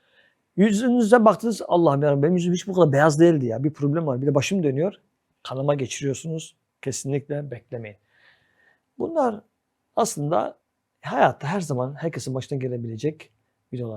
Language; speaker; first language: Turkish; native; Turkish